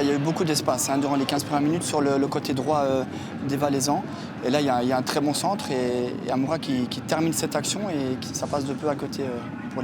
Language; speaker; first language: French; native; French